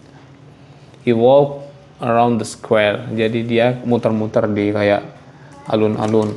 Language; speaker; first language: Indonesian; non-native, local second language; Javanese